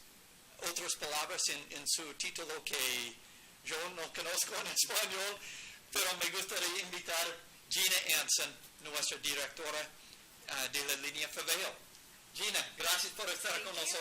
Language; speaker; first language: Spanish; non-native, learner; English